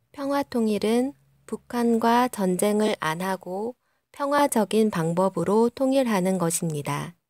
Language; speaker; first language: Korean; non-native, learner; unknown